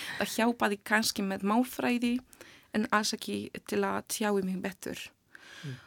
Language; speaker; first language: Icelandic; non-native, learner; Polish